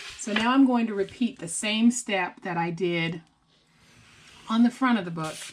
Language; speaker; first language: English; native; English